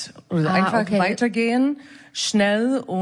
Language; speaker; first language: German; non-native, fluent; English